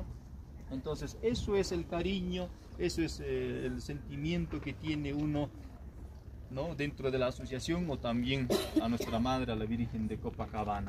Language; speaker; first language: Spanish; native; Spanish